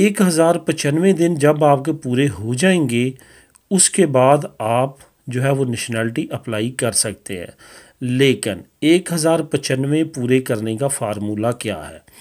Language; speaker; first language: Hindi; non-native, local second language; Punjabi